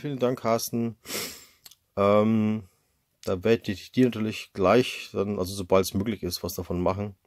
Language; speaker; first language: German; native; German